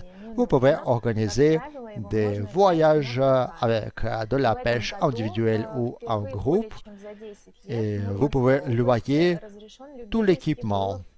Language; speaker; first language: French; non-native, fluent; Russian